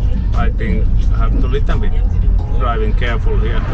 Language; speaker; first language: English; non-native, learner; Finnish